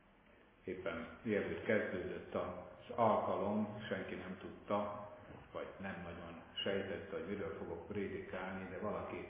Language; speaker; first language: Hungarian; native; Hungarian